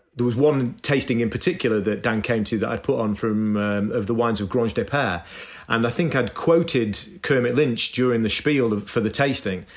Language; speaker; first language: English; native; English